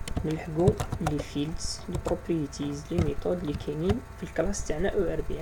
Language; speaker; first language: Arabic; native; Arabic